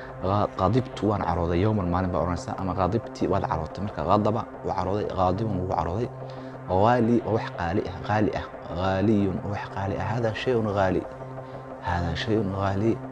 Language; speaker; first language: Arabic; non-native, local second language; Somali